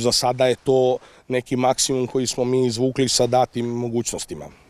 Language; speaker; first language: Serbian; native; Serbian